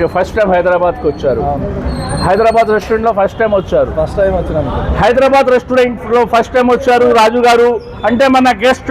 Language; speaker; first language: Telugu; non-native, local second language; Urdu